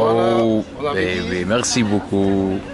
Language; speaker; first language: French; non-native, learner; English